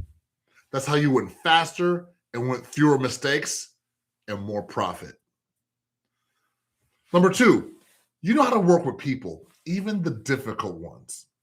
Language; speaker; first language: English; native; English